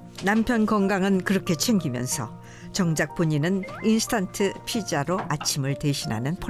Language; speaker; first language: Korean; native; Korean